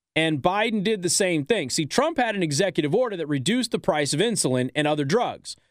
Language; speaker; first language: English; native; English